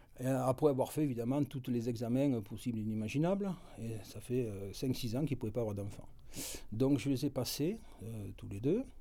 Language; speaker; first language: French; native; French